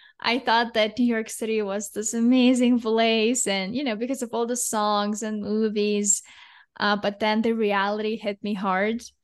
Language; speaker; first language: English; non-native, fluent; Russian